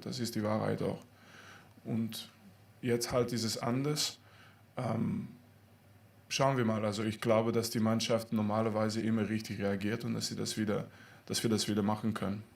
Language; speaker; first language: German; non-native, fluent; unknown